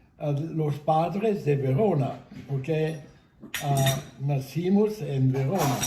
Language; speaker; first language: Spanish; non-native, fluent; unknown